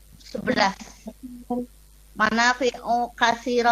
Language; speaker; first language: Arabic; non-native, learner; Indonesian